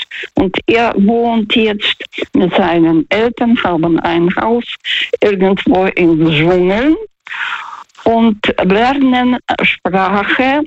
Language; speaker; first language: German; non-native, fluent; Russian